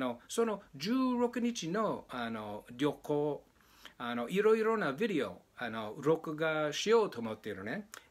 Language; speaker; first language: Japanese; non-native, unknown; English